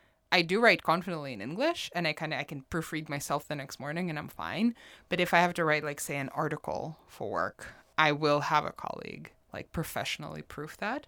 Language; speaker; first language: English; non-native, fluent; Russian